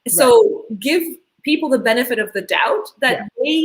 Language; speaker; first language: English; early bilingual, other home language; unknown